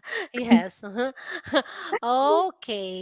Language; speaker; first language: English; non-native, fluent; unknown